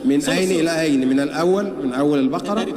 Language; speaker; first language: Arabic; native; Arabic